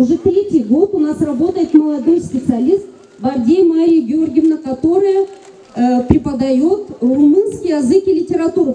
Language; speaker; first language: Russian; non-native, local second language; Gagauz